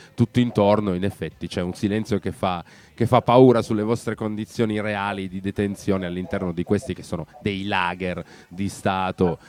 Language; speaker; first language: Italian; native; Italian